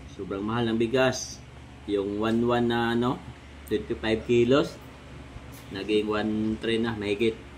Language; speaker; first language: Filipino; non-native, local second language; Cebuano